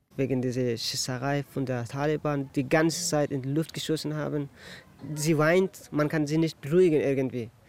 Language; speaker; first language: German; non-native, fluent; Persian